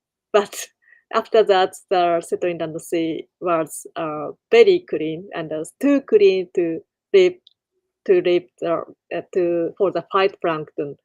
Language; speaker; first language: English; non-native, learner; Japanese